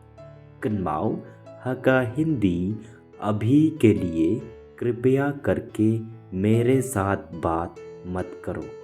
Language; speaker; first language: Hindi; non-native, local second language; Khasi